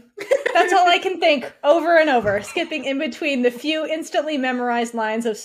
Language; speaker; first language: English; native; English